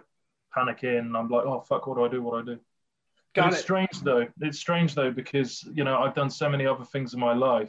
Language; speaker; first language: English; native; English